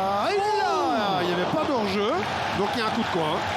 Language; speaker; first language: French; native; French